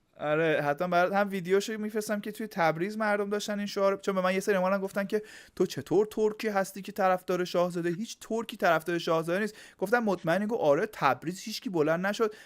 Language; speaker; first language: Persian; native; Persian